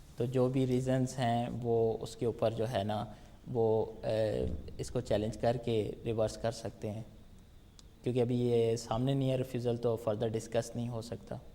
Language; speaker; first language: Urdu; native; Urdu